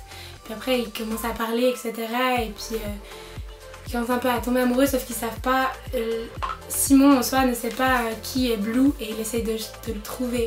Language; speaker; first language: French; native; French